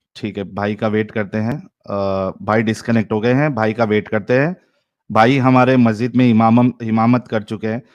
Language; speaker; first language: Hindi; native; Hindi